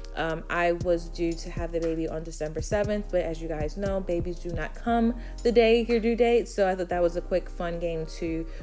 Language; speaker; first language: English; native; English